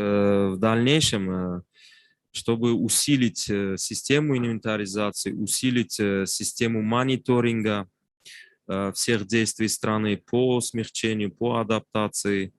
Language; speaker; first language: Russian; non-native, local second language; Tajik